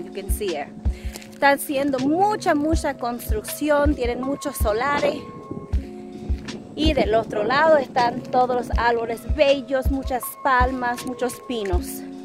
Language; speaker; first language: Spanish; early bilingual, heritage; Spanish